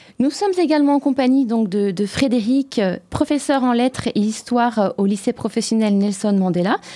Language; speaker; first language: French; native; French